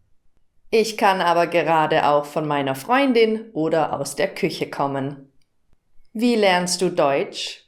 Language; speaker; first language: German; native; German